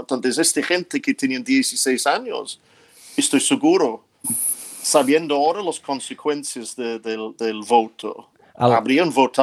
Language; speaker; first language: Spanish; non-native, fluent; English